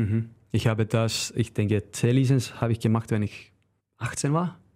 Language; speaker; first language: German; non-native, learner; Icelandic